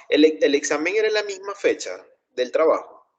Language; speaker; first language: Spanish; native; Spanish